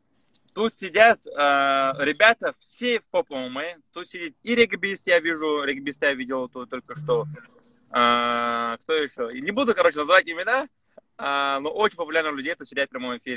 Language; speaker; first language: Russian; native; Russian